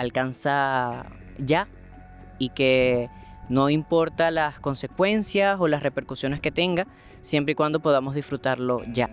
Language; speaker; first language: Spanish; native; Spanish